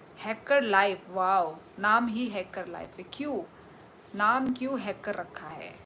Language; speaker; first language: Hindi; non-native, local second language; Kok Borok